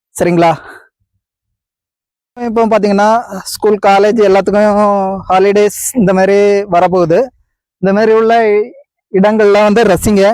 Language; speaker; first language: Tamil; native; Tamil